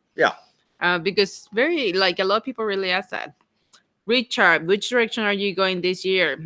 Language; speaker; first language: English; non-native, fluent; Spanish